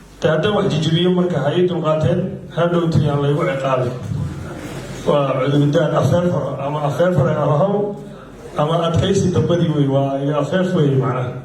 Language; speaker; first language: Somali; native; Somali